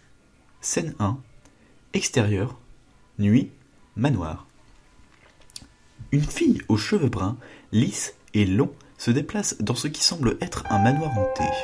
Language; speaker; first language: French; native; French